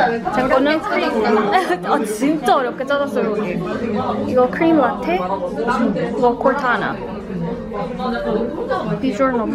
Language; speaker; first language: Korean; non-native, fluent; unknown